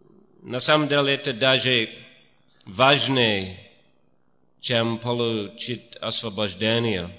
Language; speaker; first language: Russian; non-native, fluent; English